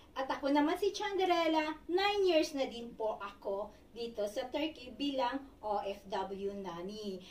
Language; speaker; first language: Filipino; native; Filipino